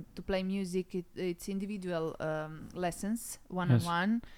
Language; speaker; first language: English; non-native, fluent; Serbian